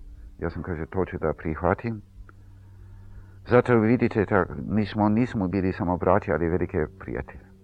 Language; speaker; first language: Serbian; early bilingual, heritage; Serbian